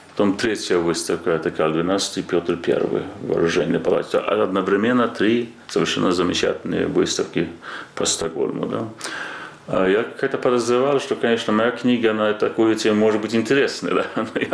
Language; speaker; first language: Russian; non-native, fluent; Swedish